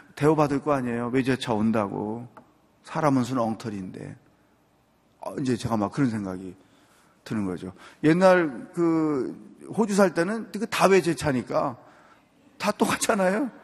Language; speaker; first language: Korean; native; Korean